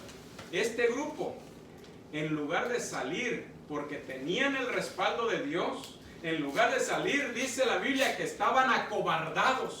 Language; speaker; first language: Spanish; native; Spanish